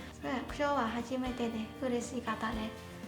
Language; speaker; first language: Japanese; non-native, learner; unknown